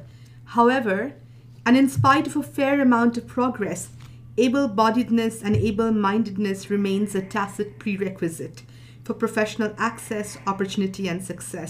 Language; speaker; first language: English; non-native, local second language; Bangla